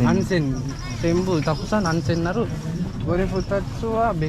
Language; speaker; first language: Japanese; non-native, learner; Sinhala